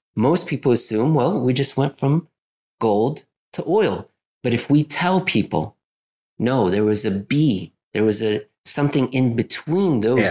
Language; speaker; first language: English; native; English